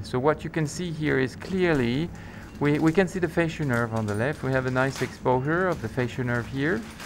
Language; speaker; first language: English; non-native, fluent; French